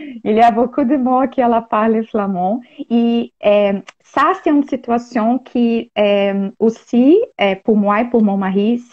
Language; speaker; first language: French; non-native, learner; Portuguese